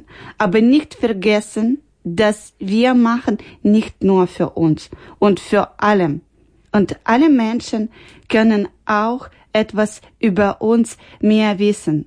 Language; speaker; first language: German; non-native, learner; Ukrainian